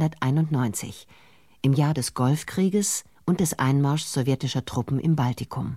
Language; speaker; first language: German; native; German